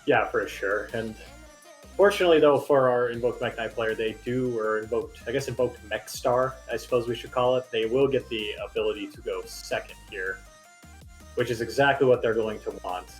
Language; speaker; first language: English; native; English